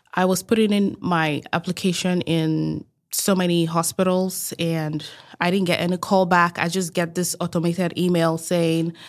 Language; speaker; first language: English; non-native, local second language; Igbo